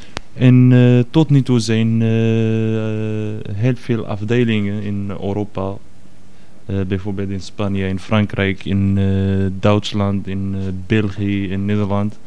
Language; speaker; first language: Dutch; non-native, fluent; Arabic